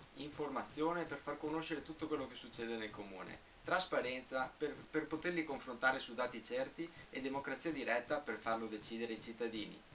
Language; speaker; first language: Italian; native; Italian